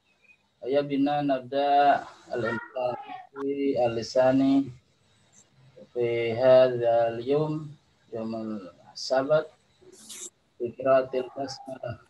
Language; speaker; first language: Arabic; non-native, fluent; Indonesian